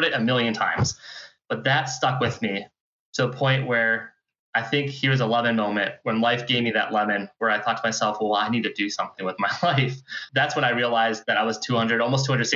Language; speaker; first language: English; native; English